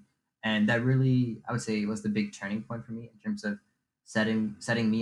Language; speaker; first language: English; native; English